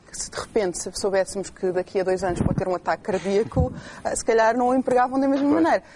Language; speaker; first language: Portuguese; native; Portuguese